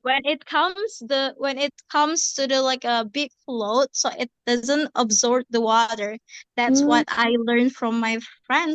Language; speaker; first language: English; non-native, learner; Indonesian